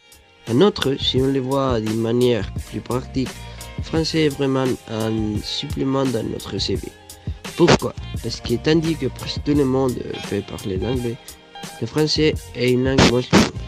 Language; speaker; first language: French; non-native, learner; Spanish